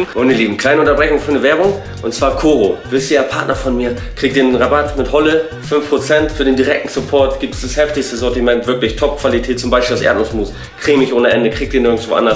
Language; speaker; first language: German; native; German